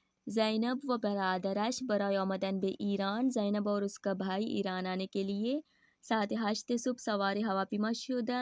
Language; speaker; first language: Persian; non-native, fluent; Urdu